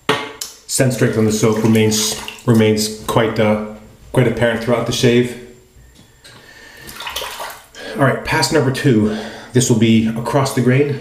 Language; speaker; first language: English; native; English